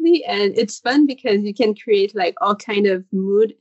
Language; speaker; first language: English; native; English